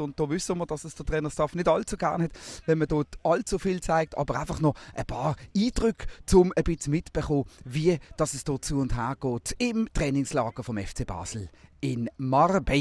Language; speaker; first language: German; native; German